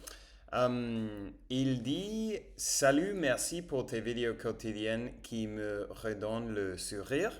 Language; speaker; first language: French; non-native, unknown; English